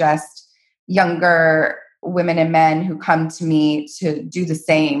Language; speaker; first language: English; native; English